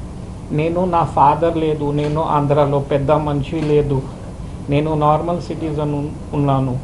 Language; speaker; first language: Telugu; early bilingual, heritage; Telugu